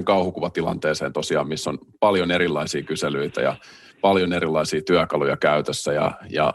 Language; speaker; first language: Finnish; native; Finnish